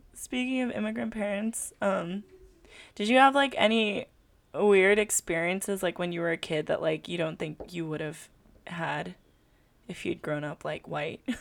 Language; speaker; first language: English; early bilingual, other home language; Filipino